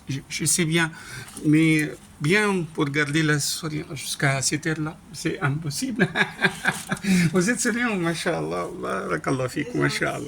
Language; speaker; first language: French; non-native, fluent; Arabic